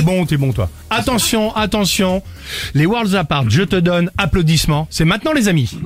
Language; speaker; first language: French; native; French